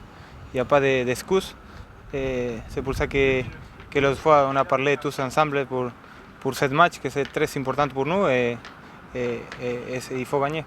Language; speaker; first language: French; non-native, learner; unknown